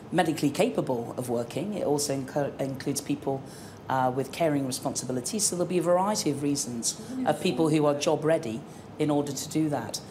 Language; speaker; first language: English; native; English